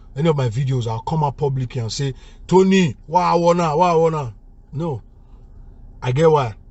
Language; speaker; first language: English; non-native, local second language; Bini